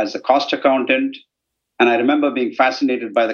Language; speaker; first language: English; non-native, local second language; Tamil